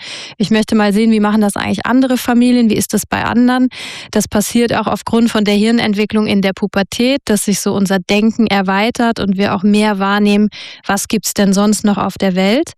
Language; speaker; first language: German; native; German